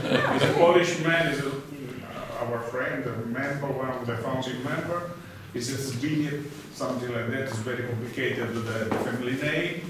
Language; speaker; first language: English; non-native, fluent; Italian